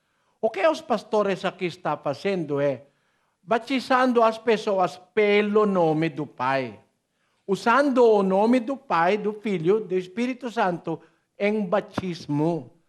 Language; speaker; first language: Portuguese; non-native, learner; Filipino